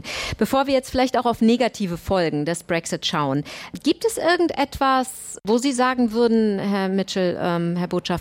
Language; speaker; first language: German; native; German